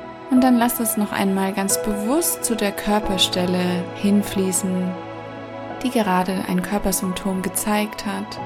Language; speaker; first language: German; native; German